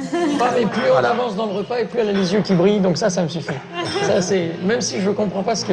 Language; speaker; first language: French; native; French